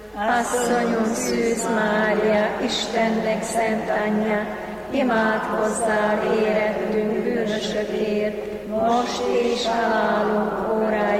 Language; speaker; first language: Hungarian; native; Hungarian